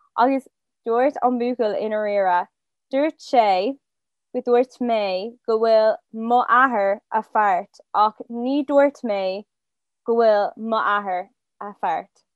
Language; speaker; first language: Irish; non-native, local second language; English